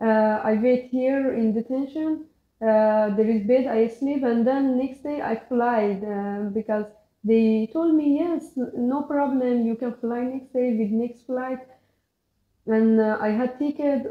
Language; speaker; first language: English; non-native, learner; Persian